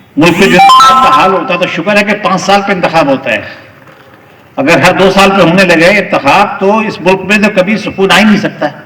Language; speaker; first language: Urdu; native; Urdu